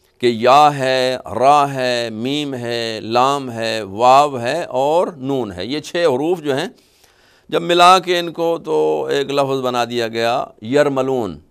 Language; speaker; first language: Urdu; non-native, local second language; Punjabi